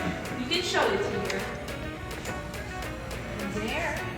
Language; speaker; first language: English; native; English